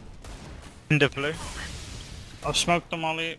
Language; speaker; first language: English; native; English